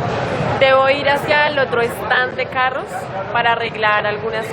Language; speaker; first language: Spanish; native; Spanish